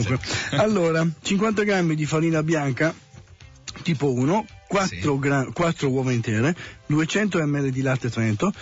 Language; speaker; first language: Italian; native; Italian